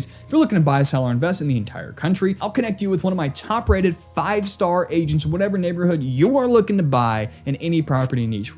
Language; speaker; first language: English; native; English